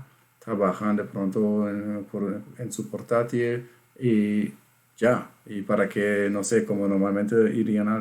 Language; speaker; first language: Spanish; non-native, fluent; German